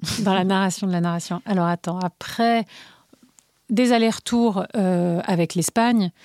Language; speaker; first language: French; native; French